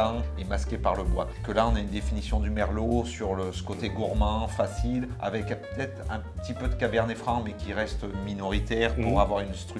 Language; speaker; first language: French; native; French